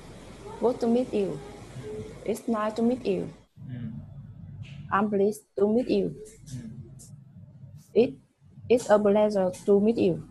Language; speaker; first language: English; non-native, learner; Vietnamese